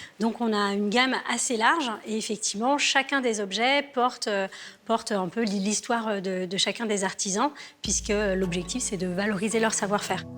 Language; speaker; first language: French; native; French